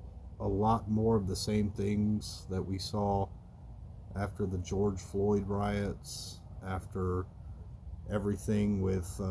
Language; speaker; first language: English; native; English